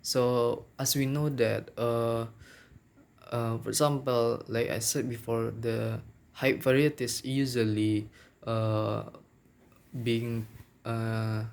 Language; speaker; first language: English; non-native, local second language; Minangkabau